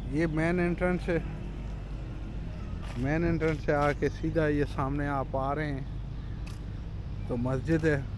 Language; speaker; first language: Urdu; non-native, local second language; Sindhi